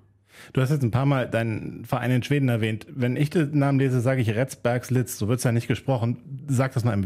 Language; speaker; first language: German; native; German